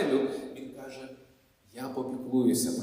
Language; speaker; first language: Ukrainian; native; Ukrainian